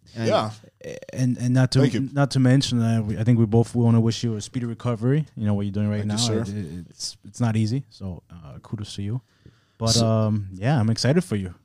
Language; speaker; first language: English; non-native, fluent; German